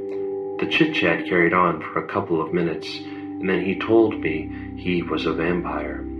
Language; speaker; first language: English; native; English